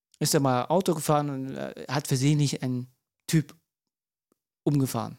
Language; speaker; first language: German; early bilingual, other home language; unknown